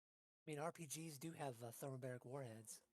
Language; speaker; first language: English; native; English